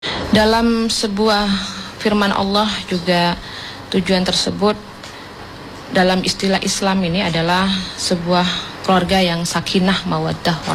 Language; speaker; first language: Indonesian; native; Indonesian